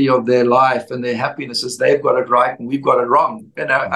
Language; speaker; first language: English; native; English